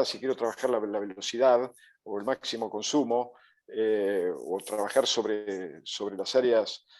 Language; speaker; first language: Spanish; native; Spanish